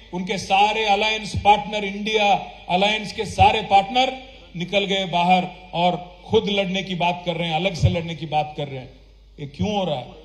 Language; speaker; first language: Hindi; non-native, local second language; Telugu